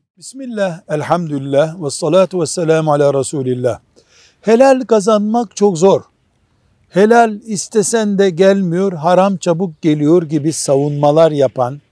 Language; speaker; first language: Turkish; native; Turkish